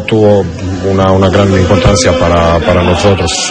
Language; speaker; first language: Spanish; non-native, learner; English